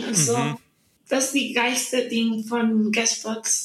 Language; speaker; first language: German; non-native, learner; Spanish